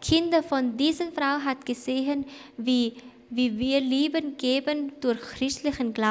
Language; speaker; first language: German; non-native, fluent; Thai